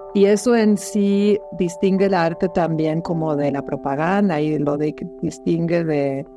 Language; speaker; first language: Spanish; non-native, fluent; German